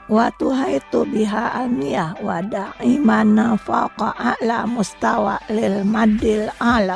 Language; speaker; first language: Arabic; non-native, fluent; Indonesian